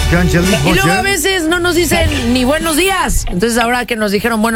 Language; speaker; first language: Spanish; native; Spanish